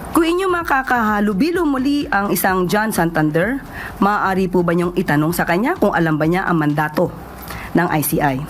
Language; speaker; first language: Filipino; native; Filipino